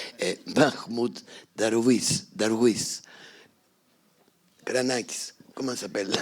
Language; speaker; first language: French; non-native, fluent; Greek